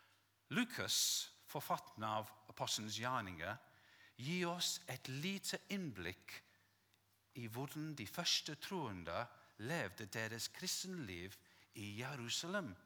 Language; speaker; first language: Norwegian; non-native, fluent; English